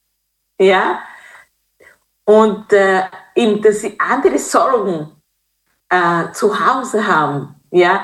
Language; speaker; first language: German; non-native, fluent; Kinyarwanda